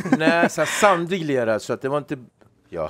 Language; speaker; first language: Swedish; native; Swedish